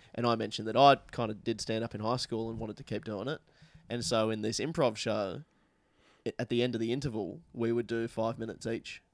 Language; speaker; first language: English; native; English